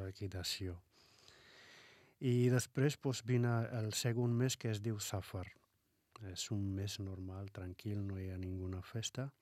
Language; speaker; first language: Catalan; non-native, fluent; Arabic